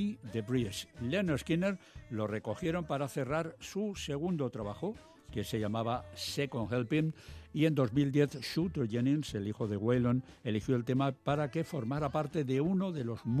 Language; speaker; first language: Spanish; native; Spanish